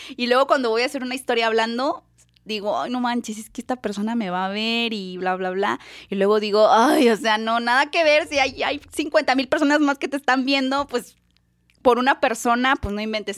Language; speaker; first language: Spanish; native; Spanish